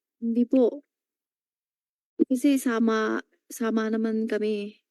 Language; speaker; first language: Filipino; non-native, learner; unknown